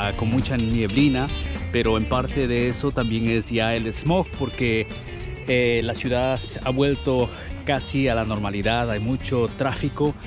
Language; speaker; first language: Spanish; native; Spanish